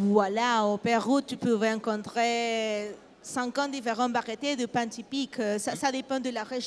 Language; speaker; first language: French; non-native, learner; Spanish